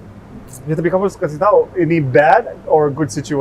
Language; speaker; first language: Indonesian; early bilingual, heritage; English